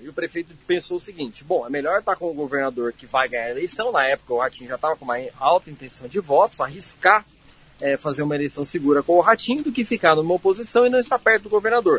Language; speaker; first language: Portuguese; native; Portuguese